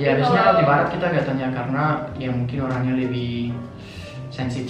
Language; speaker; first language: Indonesian; non-native, fluent; French